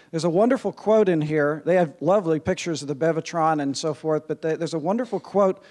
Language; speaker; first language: English; native; English